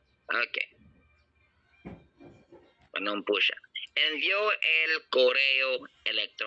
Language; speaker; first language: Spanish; non-native, learner; Filipino